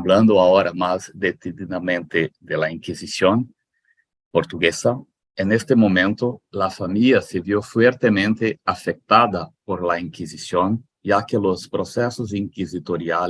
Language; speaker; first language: Spanish; non-native, fluent; Portuguese